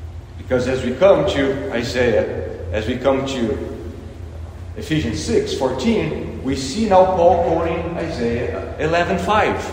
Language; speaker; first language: English; non-native, fluent; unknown